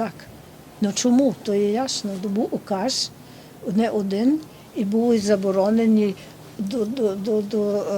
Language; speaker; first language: Ukrainian; early bilingual, heritage; Ukrainian